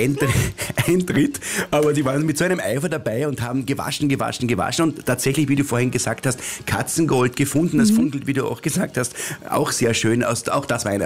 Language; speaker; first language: German; native; German